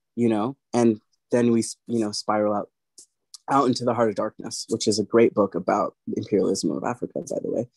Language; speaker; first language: English; native; English